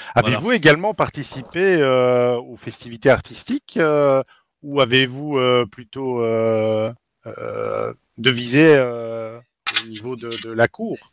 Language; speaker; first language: French; native; French